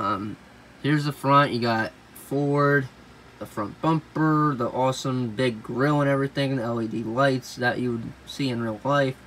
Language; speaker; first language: English; native; English